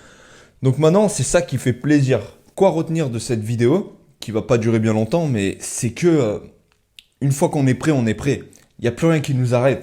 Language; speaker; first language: French; native; French